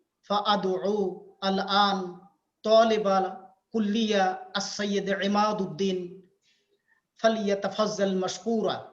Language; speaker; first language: Arabic; non-native, fluent; Bangla